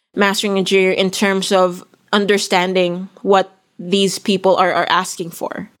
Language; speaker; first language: English; non-native, local second language; Filipino